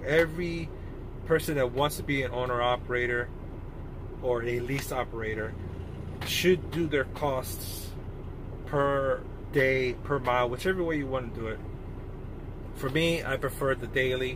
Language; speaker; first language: English; native; English